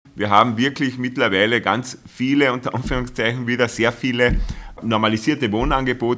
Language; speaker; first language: German; native; German